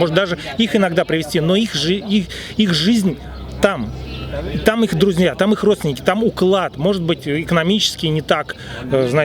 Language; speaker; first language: Russian; native; Russian